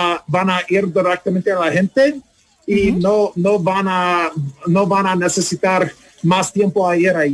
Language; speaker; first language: Spanish; non-native, learner; English